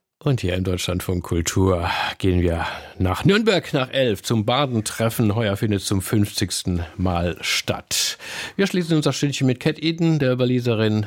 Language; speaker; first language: German; native; German